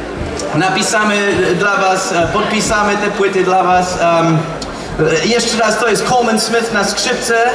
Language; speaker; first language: Polish; non-native, learner; English